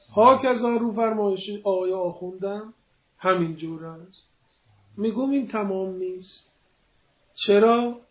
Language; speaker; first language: Persian; non-native, local second language; Azerbaijani